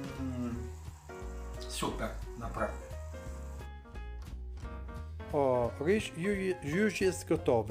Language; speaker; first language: Polish; non-native, learner; Italian